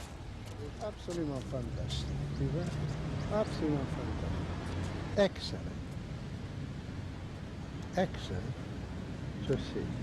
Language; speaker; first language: French; non-native, learner; Hungarian